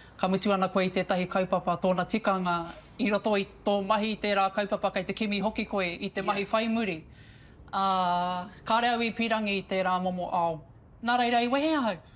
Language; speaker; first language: Māori; native; Māori